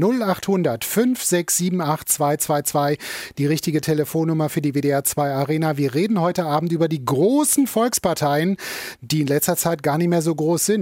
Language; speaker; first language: German; native; German